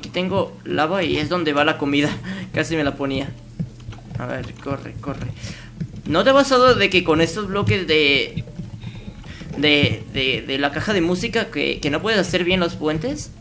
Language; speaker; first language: Spanish; native; Spanish